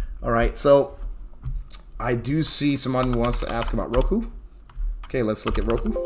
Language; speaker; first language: English; native; English